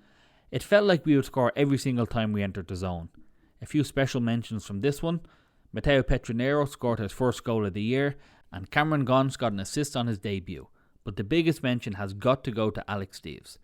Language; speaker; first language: English; native; English